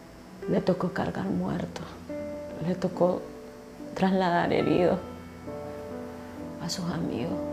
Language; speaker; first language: Spanish; native; Spanish